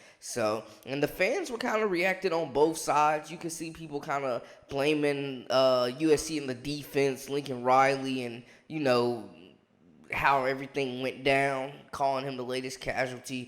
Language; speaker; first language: English; native; English